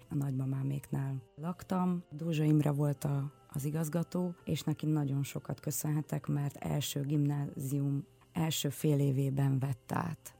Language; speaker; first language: Hungarian; early bilingual, other home language; Russian